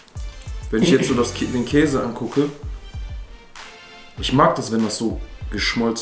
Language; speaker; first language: German; native; German